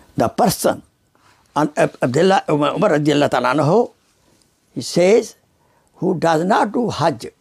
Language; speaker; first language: English; non-native, local second language; Urdu